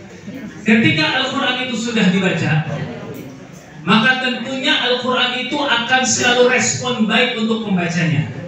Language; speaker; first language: Indonesian; native; Indonesian